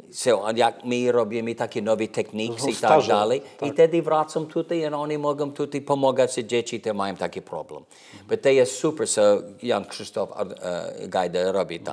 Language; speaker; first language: Polish; early bilingual, heritage; English